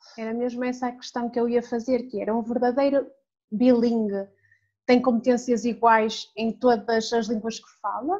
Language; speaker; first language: Portuguese; native; Portuguese